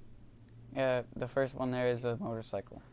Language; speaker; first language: English; native; English